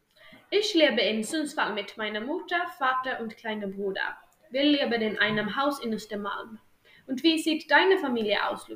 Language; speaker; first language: German; non-native, learner; Swedish